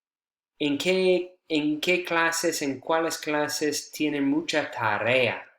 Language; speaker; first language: Spanish; non-native, fluent; English